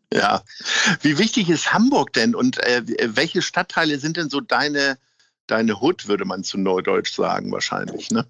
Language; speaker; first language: German; native; German